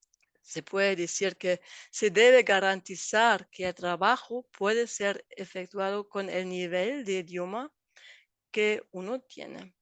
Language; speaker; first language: Spanish; non-native, fluent; German